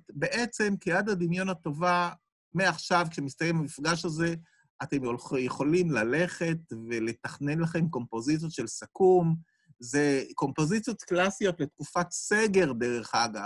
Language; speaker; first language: Hebrew; native; Hebrew